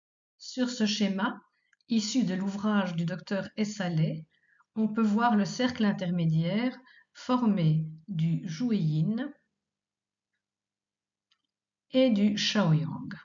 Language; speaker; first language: French; native; French